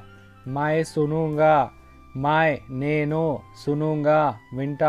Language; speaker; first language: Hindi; non-native, local second language; Telugu